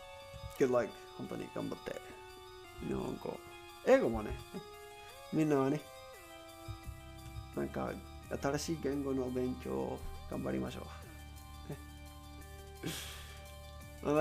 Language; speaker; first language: Japanese; non-native, learner; Spanish